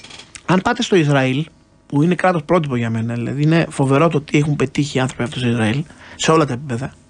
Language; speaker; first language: Greek; native; Greek